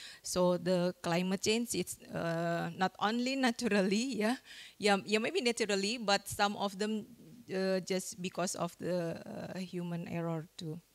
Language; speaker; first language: English; non-native, fluent; Indonesian